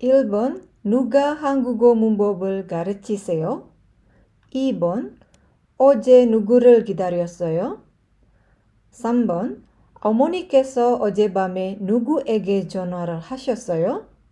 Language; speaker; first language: Korean; non-native, fluent; Indonesian